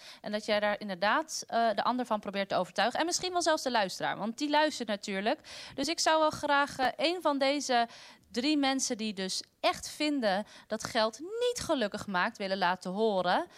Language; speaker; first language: Dutch; native; Dutch